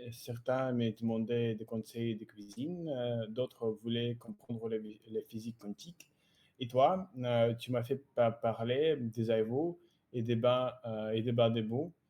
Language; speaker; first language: French; non-native, learner; Russian